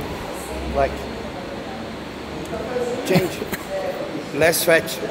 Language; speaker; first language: English; non-native, learner; Portuguese